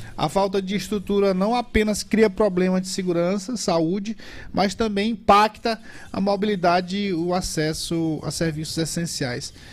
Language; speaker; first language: Portuguese; native; Portuguese